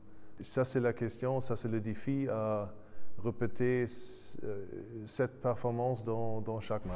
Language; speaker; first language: French; non-native, fluent; German